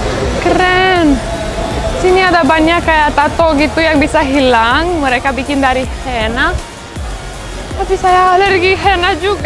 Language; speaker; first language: Indonesian; non-native, fluent; Romanian